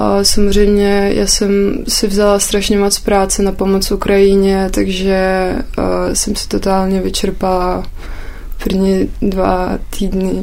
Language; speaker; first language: Czech; non-native, fluent; Russian